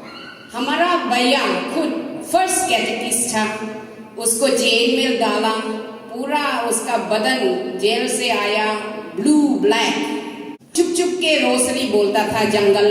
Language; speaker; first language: Hindi; non-native, local second language; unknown